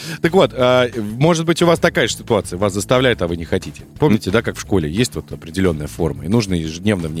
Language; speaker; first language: Russian; native; Russian